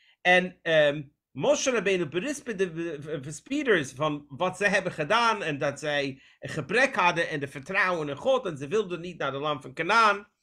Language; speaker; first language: Dutch; non-native, fluent; English